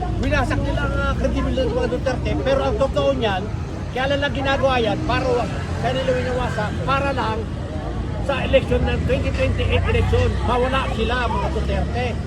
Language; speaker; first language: Filipino; native; Filipino